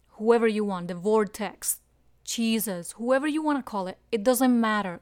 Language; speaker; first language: English; non-native, fluent; Spanish